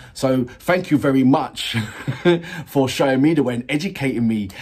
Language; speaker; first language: English; native; English